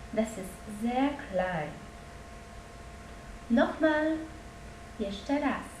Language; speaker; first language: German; non-native, learner; Polish